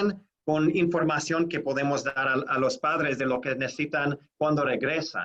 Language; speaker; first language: Spanish; non-native, fluent; English